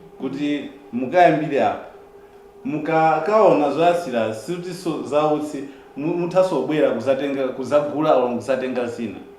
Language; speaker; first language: Nyanja; native; Nyanja